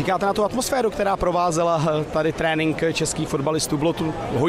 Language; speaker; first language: Czech; native; Czech